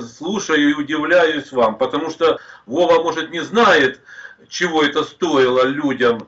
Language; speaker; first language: Russian; native; Russian